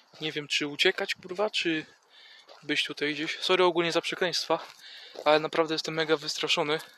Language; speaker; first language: Polish; native; Polish